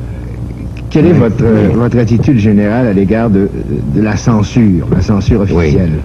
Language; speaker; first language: French; native; French